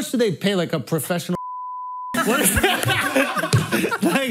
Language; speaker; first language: English; native; English